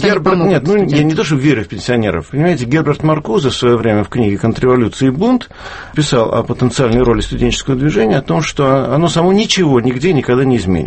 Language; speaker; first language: Russian; native; Russian